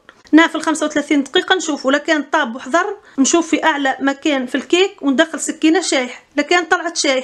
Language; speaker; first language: Arabic; native; Arabic